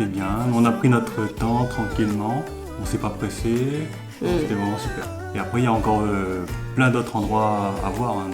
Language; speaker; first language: French; native; French